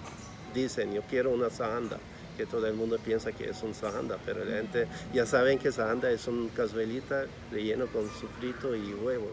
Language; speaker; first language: Spanish; non-native, fluent; Turkish